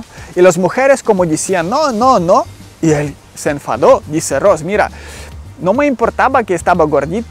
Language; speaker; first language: Spanish; non-native, learner; Ukrainian